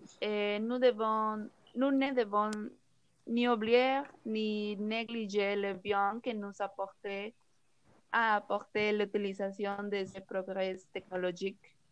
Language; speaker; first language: French; non-native, learner; Spanish